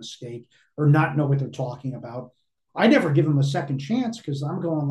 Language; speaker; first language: English; native; English